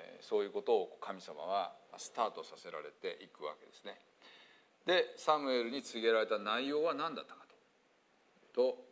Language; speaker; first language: Japanese; native; Japanese